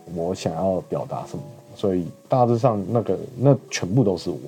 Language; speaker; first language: Chinese; native; Chinese